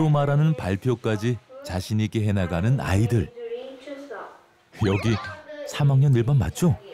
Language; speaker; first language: Korean; native; Korean